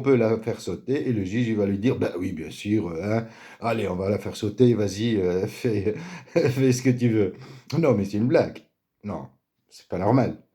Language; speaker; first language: French; native; French